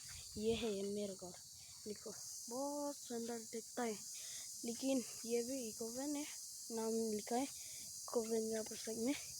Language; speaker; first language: Hindi; non-native, local second language; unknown